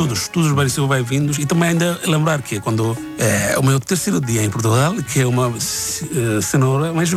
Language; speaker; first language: Portuguese; non-native, learner; Bangla